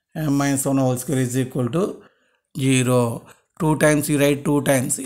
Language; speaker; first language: English; non-native, local second language; Telugu